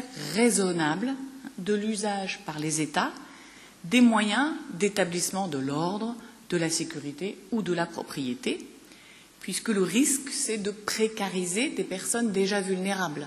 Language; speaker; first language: French; native; French